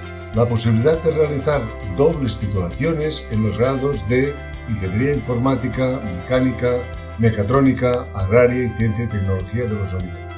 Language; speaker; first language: Spanish; non-native, local second language; Catalan